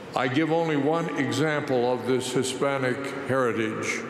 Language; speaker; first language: English; native; English